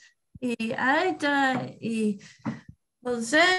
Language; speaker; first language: Spanish; non-native, learner; English